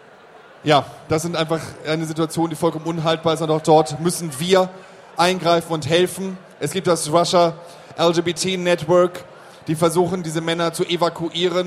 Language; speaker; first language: German; native; German